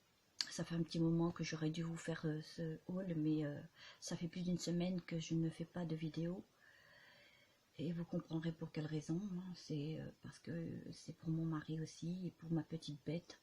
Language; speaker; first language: French; native; French